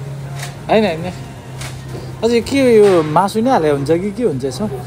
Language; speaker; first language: Nepali; native; Nepali